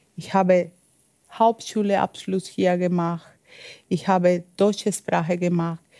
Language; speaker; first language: German; non-native, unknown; Spanish